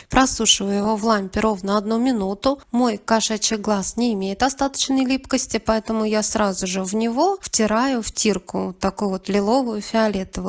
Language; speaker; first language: Russian; native; Russian